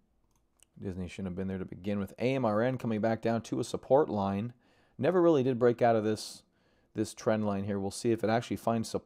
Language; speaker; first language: English; native; English